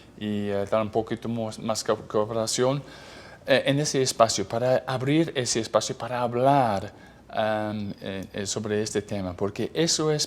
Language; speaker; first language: Spanish; non-native, fluent; English